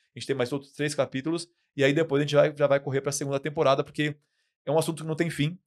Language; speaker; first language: Portuguese; native; Portuguese